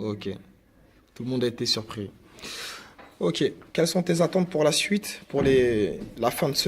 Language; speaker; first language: French; native; French